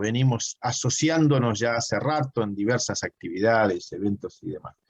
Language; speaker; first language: Spanish; native; Spanish